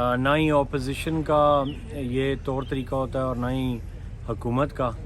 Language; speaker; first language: Urdu; non-native, local second language; Punjabi